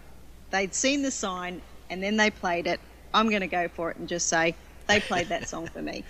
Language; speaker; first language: English; native; English